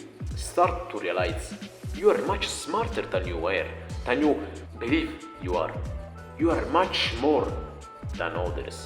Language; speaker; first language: English; non-native, fluent; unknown